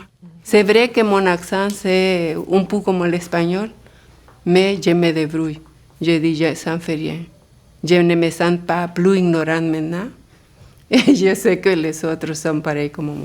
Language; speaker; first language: French; non-native, local second language; Spanish